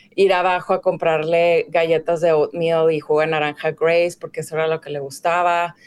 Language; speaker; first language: Spanish; native; Spanish